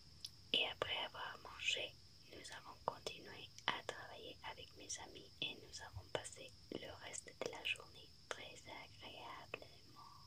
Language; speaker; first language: French; non-native, fluent; Spanish